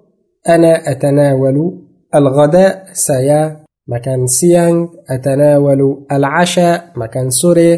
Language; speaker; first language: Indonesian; non-native, fluent; Arabic